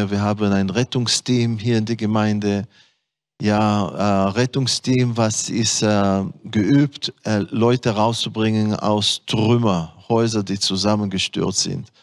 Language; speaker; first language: German; non-native, fluent; Hebrew